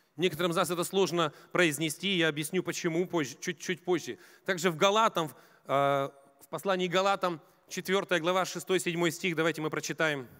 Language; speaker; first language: Russian; native; Russian